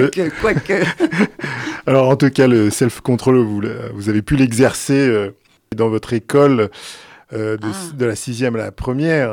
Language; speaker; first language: French; native; French